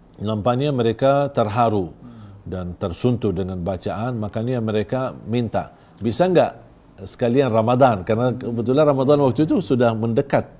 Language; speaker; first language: Indonesian; non-native, fluent; Arabic